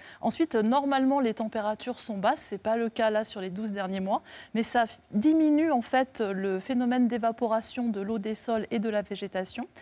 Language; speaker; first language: French; native; French